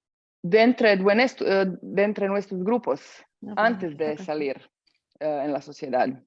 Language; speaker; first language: Spanish; non-native, fluent; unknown